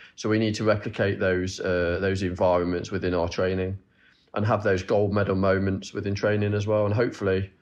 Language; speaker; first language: English; native; English